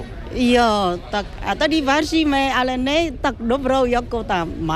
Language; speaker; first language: Czech; non-native, fluent; Vietnamese